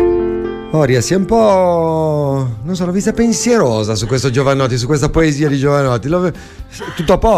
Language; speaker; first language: Italian; native; Italian